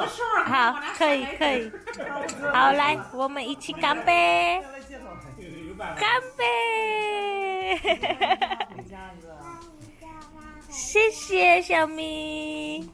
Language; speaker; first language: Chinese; non-native, learner; Hindi